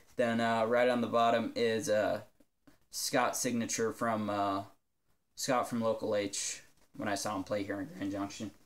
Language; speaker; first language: English; native; English